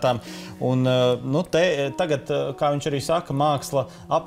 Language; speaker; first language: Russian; non-native, learner; Latvian